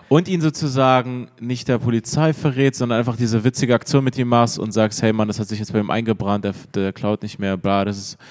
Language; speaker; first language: German; native; German